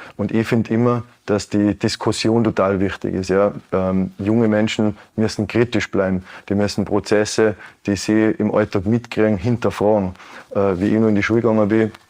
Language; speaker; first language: German; native; German